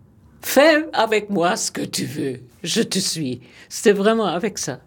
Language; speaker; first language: French; non-native, fluent; German